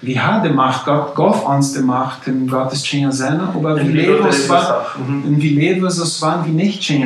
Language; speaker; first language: German; non-native, local second language; Plautdietsch